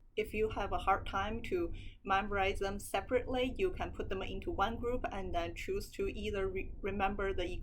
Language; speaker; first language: English; non-native, fluent; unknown